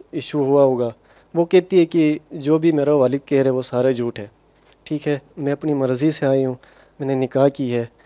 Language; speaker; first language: Urdu; non-native, local second language; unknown